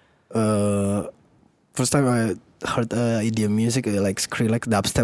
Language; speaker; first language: English; non-native, learner; Indonesian